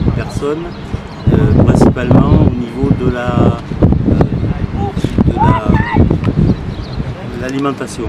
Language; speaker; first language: French; native; French